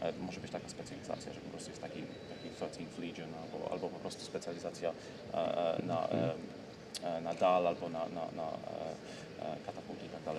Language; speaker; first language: Polish; early bilingual, heritage; Polish